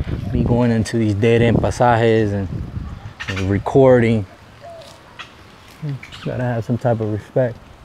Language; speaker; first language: English; early bilingual, other home language; Spanish